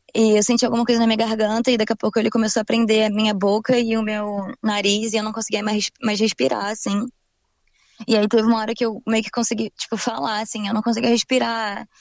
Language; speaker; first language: Portuguese; native; Portuguese